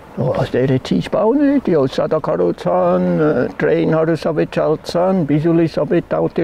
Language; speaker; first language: Nepali; non-native, learner; German